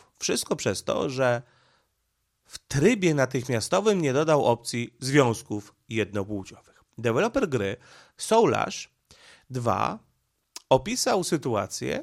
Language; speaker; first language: Polish; native; Polish